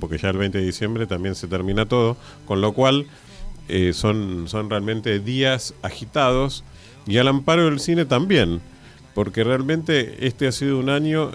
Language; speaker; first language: Spanish; native; Spanish